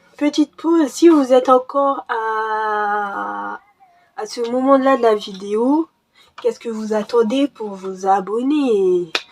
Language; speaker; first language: French; early bilingual, other home language; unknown